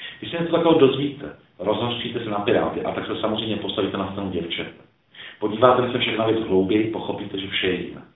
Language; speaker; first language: Czech; early bilingual, other home language; Croatian